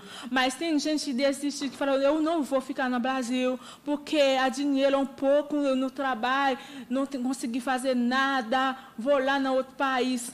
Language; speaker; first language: Portuguese; non-native, learner; Haitian Creole